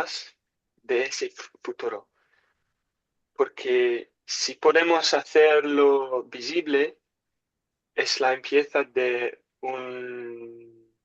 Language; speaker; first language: Spanish; non-native, learner; English